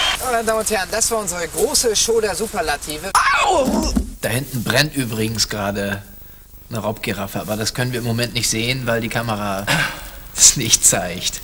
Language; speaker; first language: German; native; German